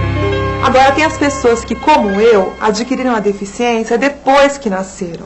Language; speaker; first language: Portuguese; native; Portuguese